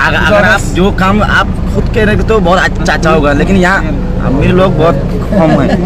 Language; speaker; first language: Hindi; non-native, learner; Rohingya